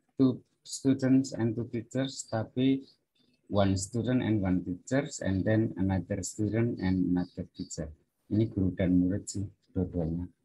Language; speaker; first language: English; non-native, fluent; Indonesian